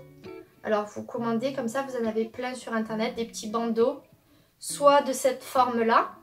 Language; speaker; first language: French; native; French